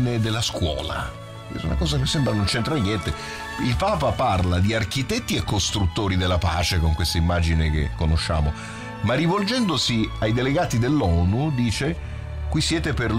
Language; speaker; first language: Italian; native; Italian